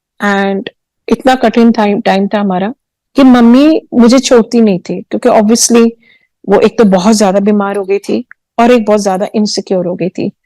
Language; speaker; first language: Hindi; early bilingual, heritage; Hindi